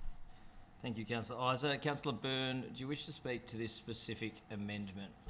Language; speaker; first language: English; native; English